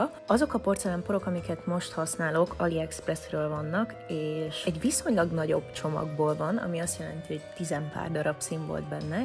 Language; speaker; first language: Hungarian; native; Hungarian